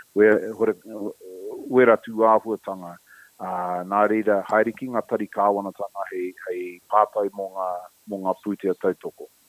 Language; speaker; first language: Māori; non-native, local second language; English